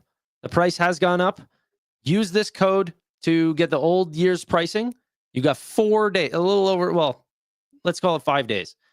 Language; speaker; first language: English; native; English